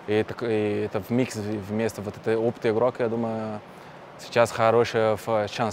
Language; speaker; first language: Russian; non-native, learner; Portuguese